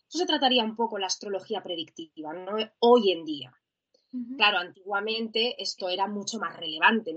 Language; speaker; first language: Spanish; native; Spanish